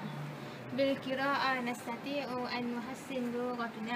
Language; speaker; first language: Arabic; non-native, learner; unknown